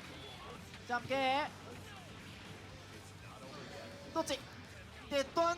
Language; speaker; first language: Japanese; native; Japanese